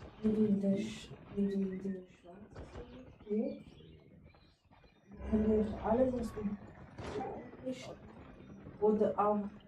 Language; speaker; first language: German; non-native, learner; Portuguese